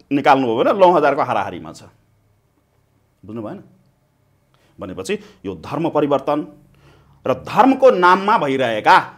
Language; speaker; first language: Nepali; non-native, local second language; Maithili